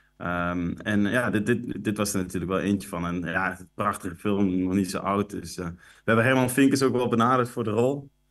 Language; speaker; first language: Dutch; native; Dutch